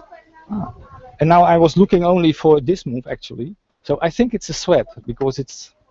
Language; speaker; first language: English; non-native, fluent; Dutch